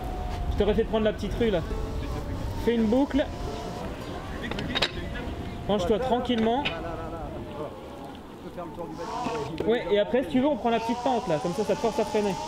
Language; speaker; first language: French; native; French